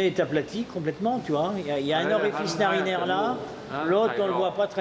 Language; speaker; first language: French; native; French